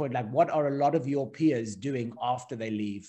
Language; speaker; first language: English; native; English